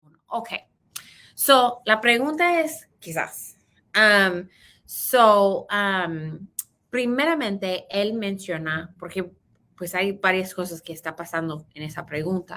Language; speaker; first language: Spanish; early bilingual, heritage; Spanish